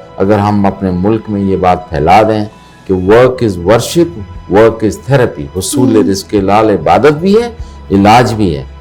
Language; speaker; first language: Urdu; non-native, local second language; Pashto